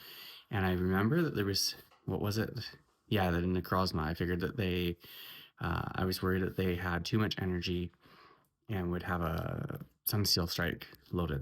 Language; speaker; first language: English; native; English